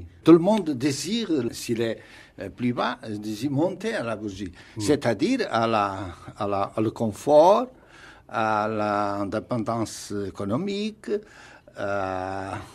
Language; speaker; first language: French; non-native, fluent; Portuguese